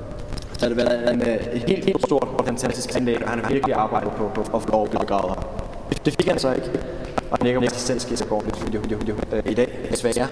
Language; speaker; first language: Danish; native; Danish